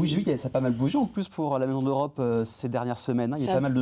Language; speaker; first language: French; native; French